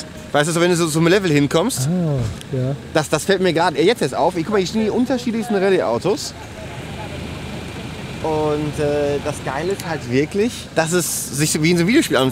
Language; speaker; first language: German; native; German